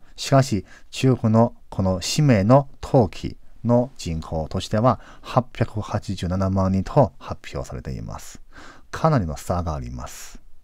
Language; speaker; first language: Japanese; non-native, fluent; Chinese